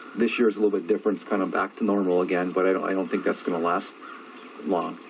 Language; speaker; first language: English; native; English